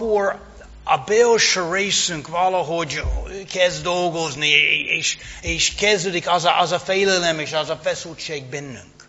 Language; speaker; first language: Hungarian; non-native, fluent; English